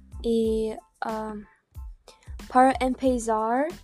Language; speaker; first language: Spanish; non-native, learner; English